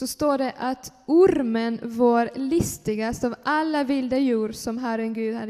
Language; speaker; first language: Swedish; non-native, fluent; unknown